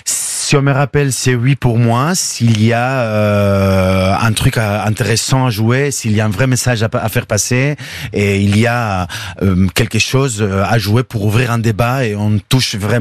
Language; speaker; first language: French; non-native, fluent; Spanish